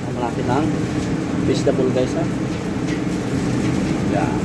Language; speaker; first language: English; non-native, local second language; Filipino